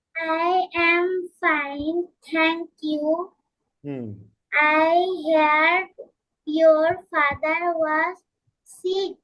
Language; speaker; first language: English; non-native, learner; Bangla